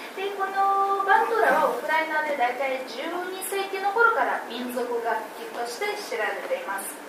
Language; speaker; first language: Japanese; non-native, fluent; Ukrainian